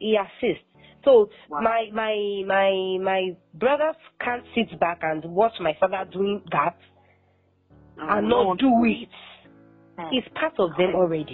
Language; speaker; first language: English; non-native, local second language; Yoruba